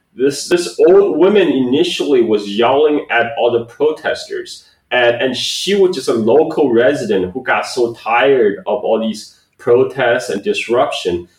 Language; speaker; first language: English; non-native, fluent; Chinese